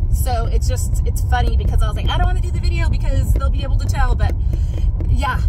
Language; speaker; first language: English; native; English